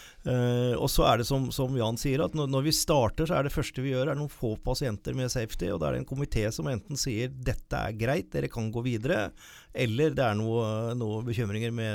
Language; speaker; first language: Norwegian; native; Norwegian